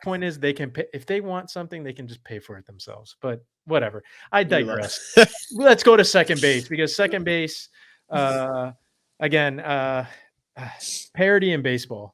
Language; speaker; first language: English; native; English